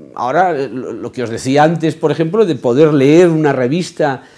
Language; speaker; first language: Spanish; native; Spanish